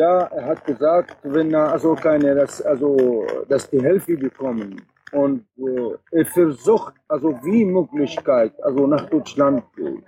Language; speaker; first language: German; non-native, learner; Arabic